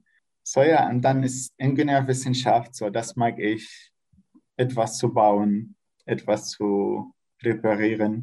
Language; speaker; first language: German; non-native, learner; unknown